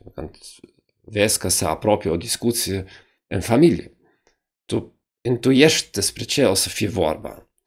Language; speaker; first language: Romanian; non-native, fluent; German